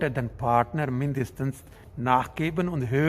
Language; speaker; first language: German; non-native, learner; Urdu